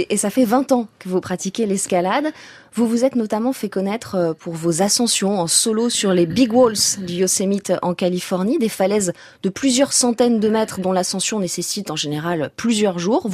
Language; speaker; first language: French; native; French